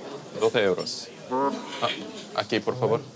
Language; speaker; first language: Spanish; non-native, learner; Korean